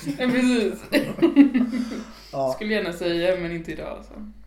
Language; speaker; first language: Swedish; native; Swedish